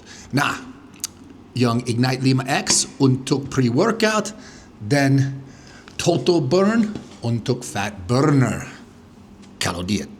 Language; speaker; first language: Indonesian; non-native, fluent; English